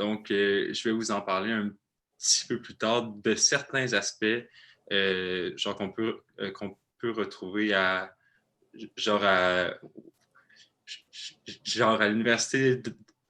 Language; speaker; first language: French; native; French